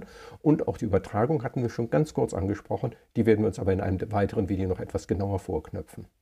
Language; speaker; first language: German; native; German